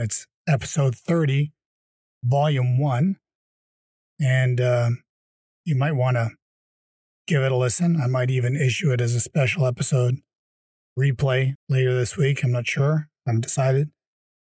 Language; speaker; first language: English; native; English